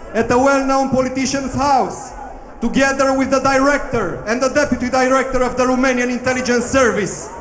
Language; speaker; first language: English; non-native, fluent; Romanian